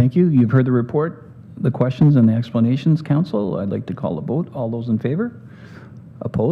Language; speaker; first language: English; native; English